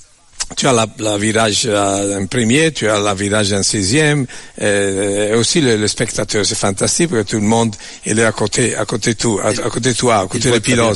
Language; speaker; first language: French; non-native, learner; Italian